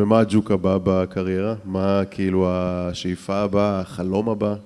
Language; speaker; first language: Hebrew; native; Hebrew